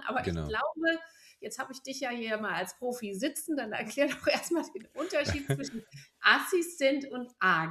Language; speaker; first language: German; native; German